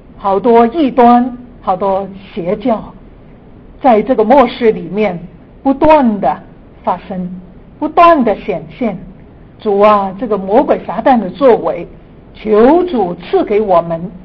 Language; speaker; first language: Chinese; non-native, local second language; Cantonese